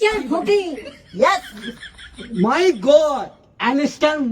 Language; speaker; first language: English; non-native, learner; Bangla